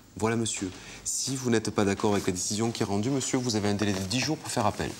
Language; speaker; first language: French; native; French